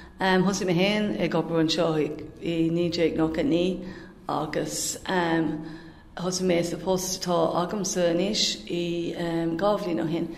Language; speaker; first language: Irish; non-native, local second language; English